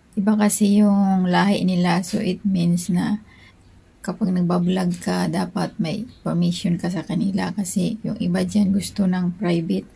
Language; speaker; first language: Filipino; native; Filipino